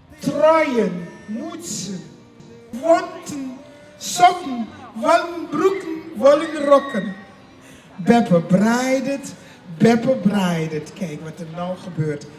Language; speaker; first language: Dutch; native; Dutch